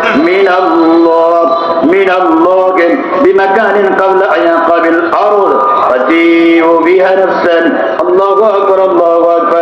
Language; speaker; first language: Arabic; non-native, fluent; Bangla